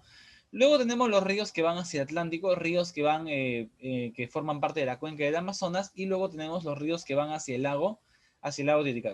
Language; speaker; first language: Spanish; native; Spanish